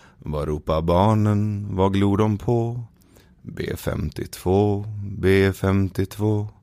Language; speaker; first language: Swedish; early bilingual, other home language; Persian